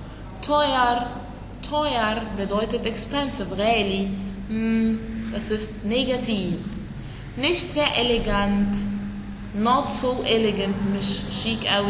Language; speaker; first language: German; non-native, fluent; Arabic